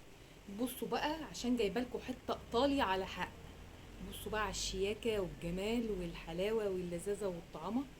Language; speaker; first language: Arabic; native; Arabic